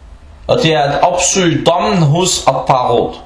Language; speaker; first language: Danish; early bilingual, other home language; Arabic